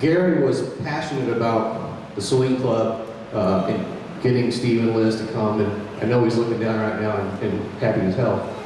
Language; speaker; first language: English; native; English